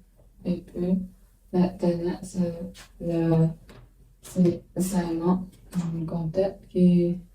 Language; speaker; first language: French; non-native, learner; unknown